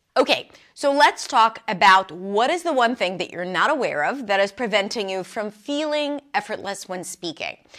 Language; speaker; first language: English; non-native, fluent; Hebrew